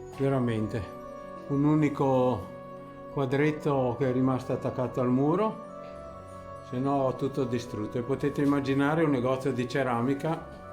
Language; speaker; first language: Italian; native; Italian